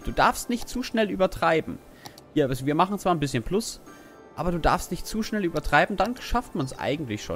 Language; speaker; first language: German; native; German